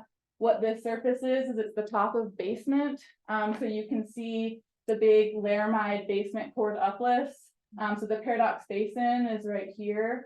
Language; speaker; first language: English; native; English